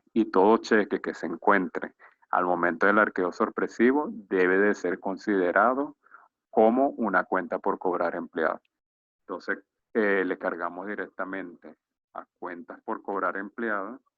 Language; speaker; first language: Spanish; native; Spanish